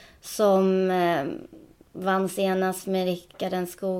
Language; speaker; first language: Swedish; native; Swedish